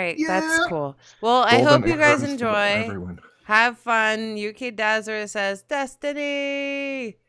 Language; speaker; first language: English; native; English